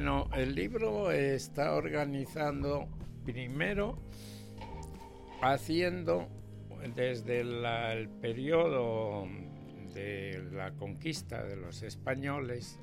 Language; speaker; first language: Spanish; native; Spanish